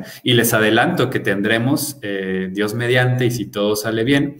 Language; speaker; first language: Spanish; native; Spanish